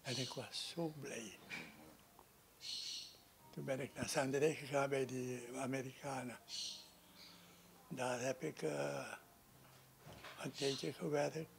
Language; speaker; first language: Dutch; non-native, local second language; Sranan Tongo